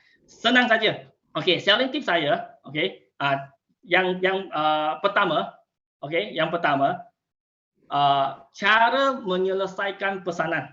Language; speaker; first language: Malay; non-native, local second language; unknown